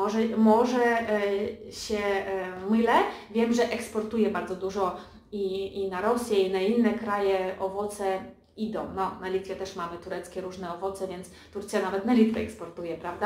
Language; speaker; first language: Polish; early bilingual, heritage; Polish